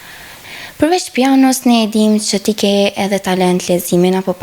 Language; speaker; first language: Albanian; native; Albanian